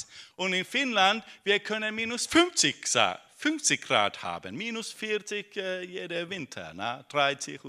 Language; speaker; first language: German; non-native, fluent; Finnish